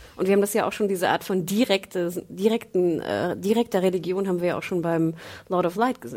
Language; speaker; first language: German; native; German